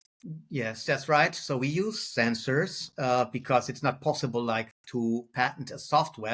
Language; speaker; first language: English; non-native, fluent; German